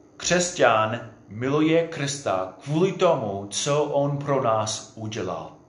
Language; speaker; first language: Czech; non-native, fluent; English